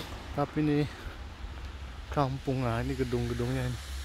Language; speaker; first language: Indonesian; non-native, local second language; Javanese